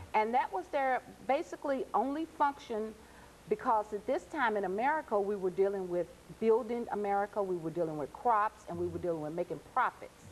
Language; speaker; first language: English; native; English